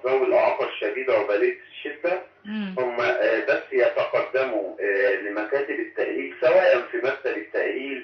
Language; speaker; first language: Arabic; native; Arabic